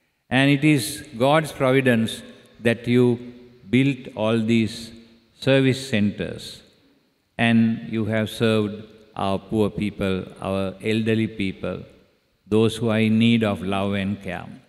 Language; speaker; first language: English; non-native, local second language; Sinhala